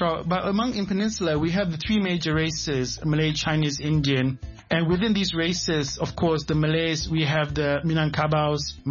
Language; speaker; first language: English; non-native, local second language; Malay